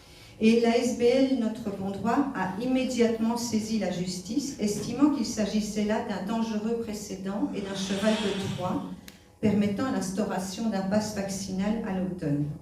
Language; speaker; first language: French; native; French